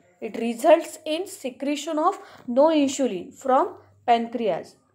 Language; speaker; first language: English; non-native, local second language; Marathi